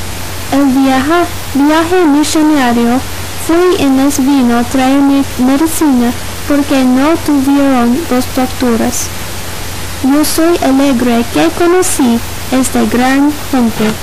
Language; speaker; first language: Spanish; non-native, learner; English